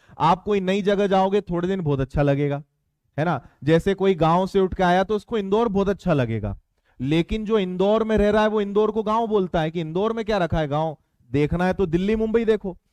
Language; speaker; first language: Hindi; native; Hindi